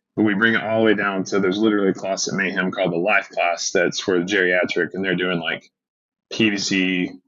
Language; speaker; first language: English; native; English